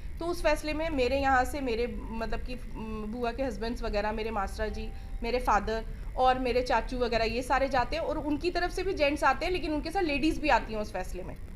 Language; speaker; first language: Hindi; non-native, local second language; Punjabi